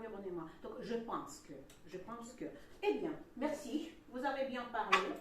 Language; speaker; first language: French; non-native, fluent; Russian